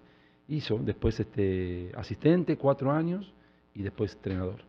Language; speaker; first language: Portuguese; non-native, learner; Spanish